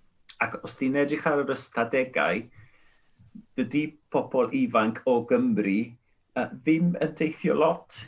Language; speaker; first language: Welsh; non-native, fluent; Spanish